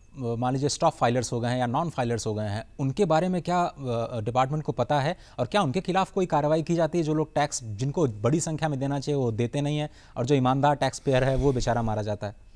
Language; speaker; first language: Hindi; native; Hindi